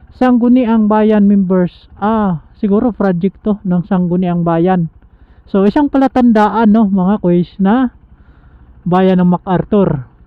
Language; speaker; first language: Filipino; non-native, local second language; Waray